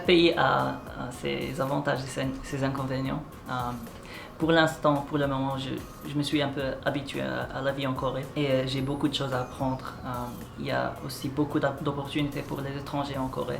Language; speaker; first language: French; non-native, local second language; Arabic